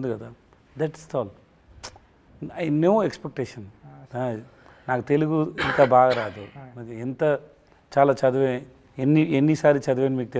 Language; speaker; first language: Telugu; non-native, learner; Tamil